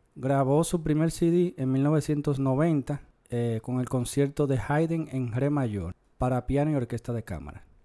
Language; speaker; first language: Spanish; native; Spanish